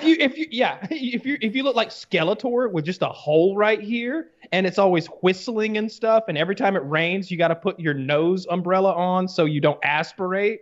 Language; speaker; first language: English; native; English